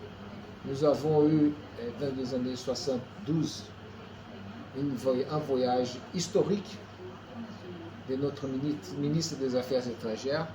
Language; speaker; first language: French; non-native, fluent; Portuguese